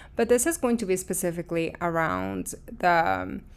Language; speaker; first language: English; early bilingual, other home language; Spanish